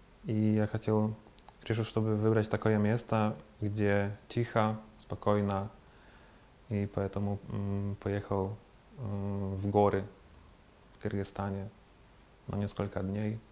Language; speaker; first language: Russian; non-native, fluent; Polish